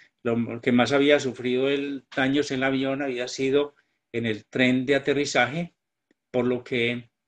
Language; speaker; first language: Spanish; native; Spanish